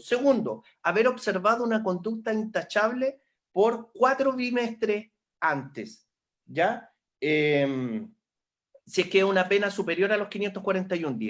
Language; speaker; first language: Spanish; native; Spanish